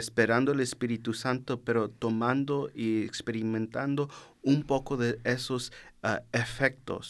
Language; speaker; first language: Spanish; early bilingual, heritage; Spanish